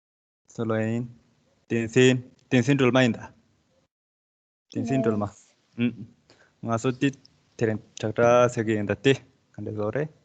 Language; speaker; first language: Chinese; non-native, local second language; Tibetan